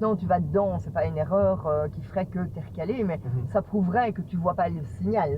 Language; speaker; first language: French; native; French